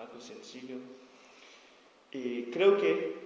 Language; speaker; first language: Spanish; non-native, learner; S'gaw Karen